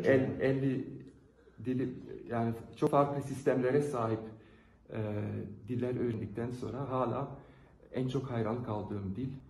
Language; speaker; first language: Turkish; non-native, fluent; Dutch